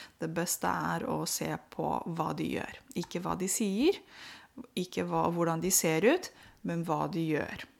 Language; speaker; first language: Norwegian; non-native, fluent; Romanian